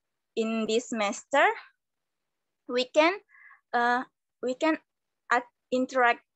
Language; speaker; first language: English; non-native, learner; Indonesian